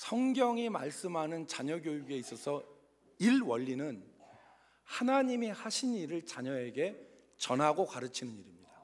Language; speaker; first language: Korean; native; Korean